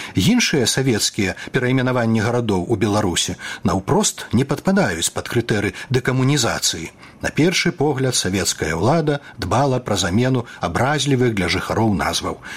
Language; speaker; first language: Belarusian; native; Belarusian